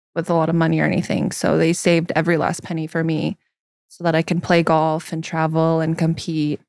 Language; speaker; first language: English; native; English